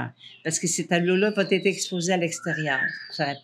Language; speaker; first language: French; native; French